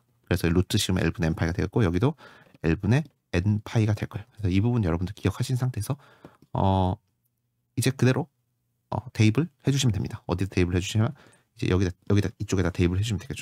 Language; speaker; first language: Korean; native; Korean